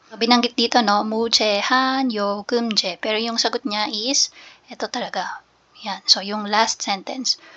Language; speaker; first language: Filipino; native; Filipino